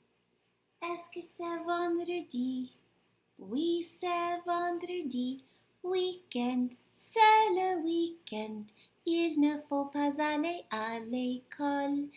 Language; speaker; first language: French; non-native, fluent; English